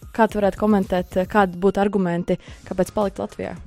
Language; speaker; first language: Latvian; native; Latvian